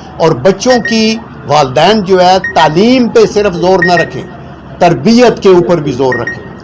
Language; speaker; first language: Urdu; non-native, local second language; Punjabi